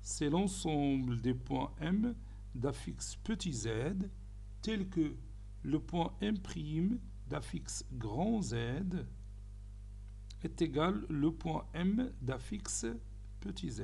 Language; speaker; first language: French; non-native, local second language; Arabic